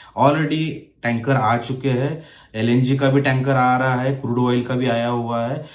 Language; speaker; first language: Hindi; non-native, local second language; Marathi